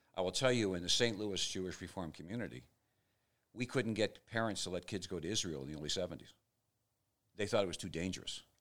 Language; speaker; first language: English; native; English